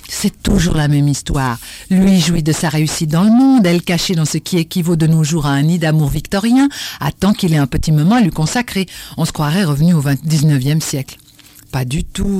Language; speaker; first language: French; native; French